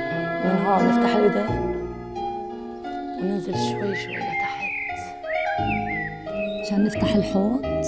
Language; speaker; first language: Arabic; native; Arabic